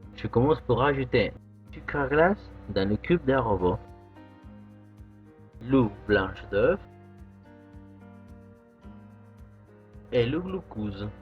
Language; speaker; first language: French; non-native, fluent; Spanish